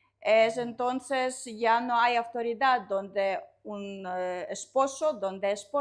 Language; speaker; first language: Spanish; non-native, learner; Russian